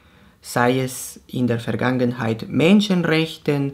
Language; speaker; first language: German; non-native, fluent; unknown